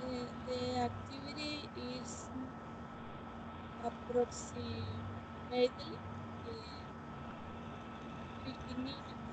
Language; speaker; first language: English; non-native, learner; Spanish